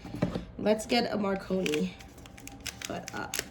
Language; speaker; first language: English; native; English